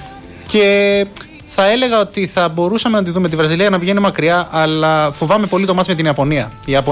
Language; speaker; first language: Greek; native; Greek